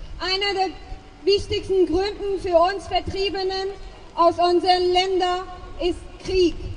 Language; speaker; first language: German; non-native, fluent; Persian